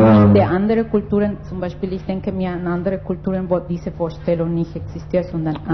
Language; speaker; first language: German; non-native, fluent; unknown